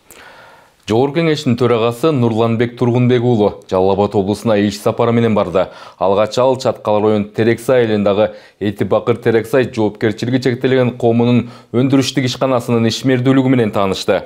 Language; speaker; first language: Kyrgyz; native; Kyrgyz